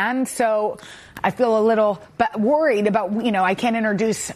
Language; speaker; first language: English; native; English